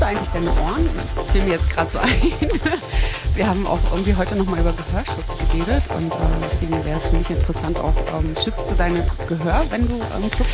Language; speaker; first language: German; native; German